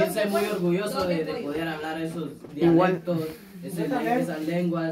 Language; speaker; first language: Spanish; native; Spanish